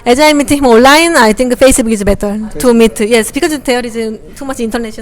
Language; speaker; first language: English; non-native, learner; Korean